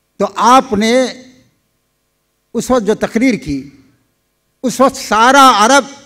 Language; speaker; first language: Urdu; native; Urdu